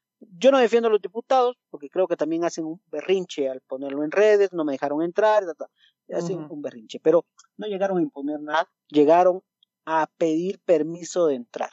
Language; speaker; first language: Spanish; native; Spanish